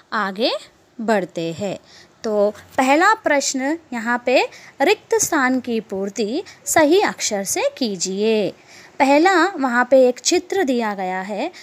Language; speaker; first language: Hindi; non-native, local second language; Telugu